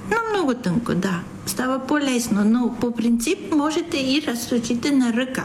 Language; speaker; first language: Bulgarian; non-native, fluent; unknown